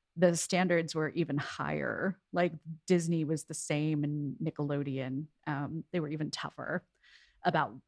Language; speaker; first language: English; native; English